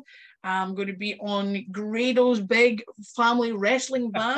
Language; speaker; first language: English; native; English